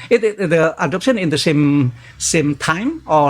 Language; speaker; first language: English; non-native, learner; Indonesian